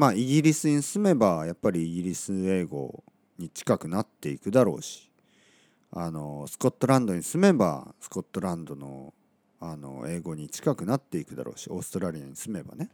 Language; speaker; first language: Japanese; native; Japanese